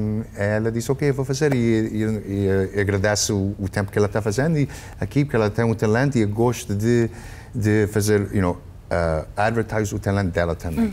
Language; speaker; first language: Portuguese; early bilingual, heritage; English